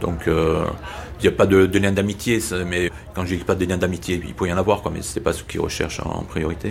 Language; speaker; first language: French; native; French